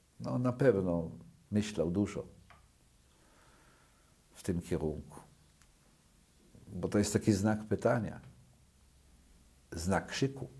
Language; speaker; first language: Polish; early bilingual, other home language; Yiddish